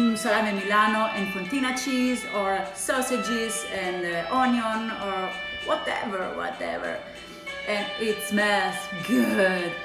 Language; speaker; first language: English; non-native, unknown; Italian